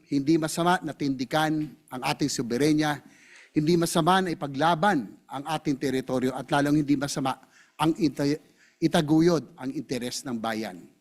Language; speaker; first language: Filipino; native; Filipino